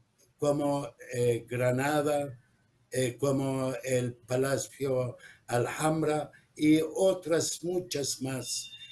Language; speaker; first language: Spanish; non-native, fluent; Arabic